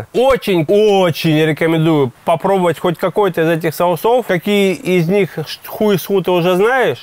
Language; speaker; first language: Russian; native; Russian